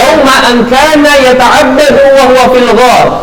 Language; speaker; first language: Arabic; non-native, fluent; Indonesian